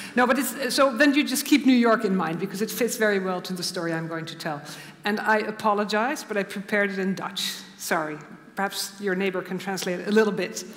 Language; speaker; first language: English; non-native, fluent; Dutch